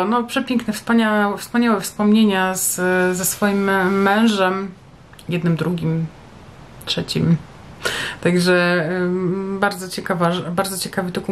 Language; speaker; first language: Polish; native; Polish